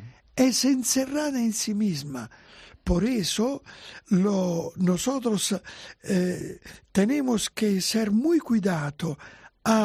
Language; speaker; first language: Spanish; non-native, fluent; Italian